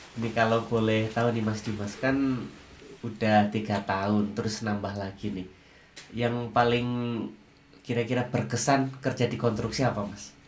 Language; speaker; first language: Indonesian; native; Indonesian